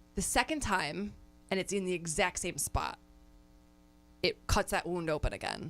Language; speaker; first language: English; native; English